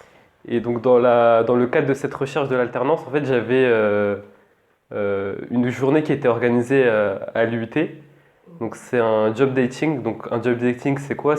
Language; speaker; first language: French; native; French